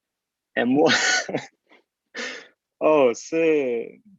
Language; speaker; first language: French; non-native, learner; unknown